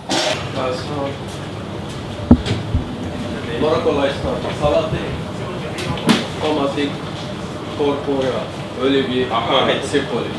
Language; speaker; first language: Finnish; non-native, learner; Arabic